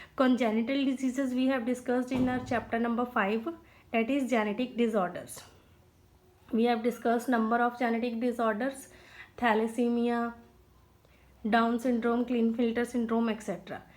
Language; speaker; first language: English; non-native, local second language; Punjabi